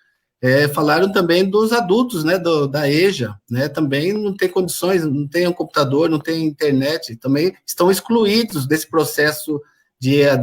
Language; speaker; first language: Portuguese; native; Portuguese